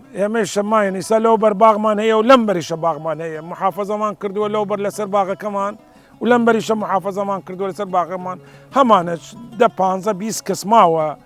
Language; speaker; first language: Central Kurdish; native; Central Kurdish